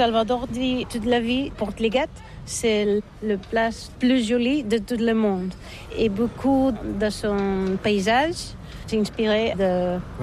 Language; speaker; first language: French; non-native, learner; Catalan